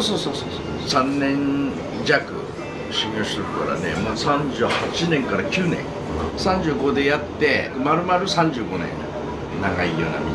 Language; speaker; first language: Japanese; native; Japanese